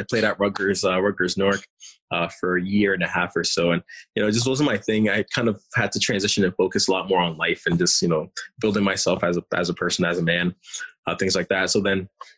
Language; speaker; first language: English; early bilingual, other home language; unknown